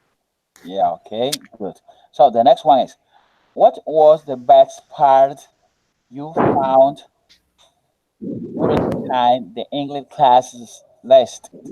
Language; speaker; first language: English; non-native, learner; Spanish